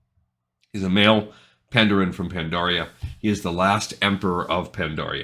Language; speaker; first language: English; native; English